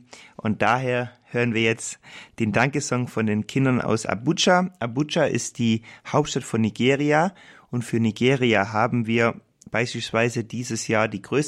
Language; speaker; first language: German; native; German